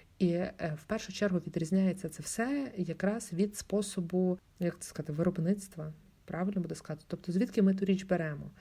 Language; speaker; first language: Ukrainian; native; Ukrainian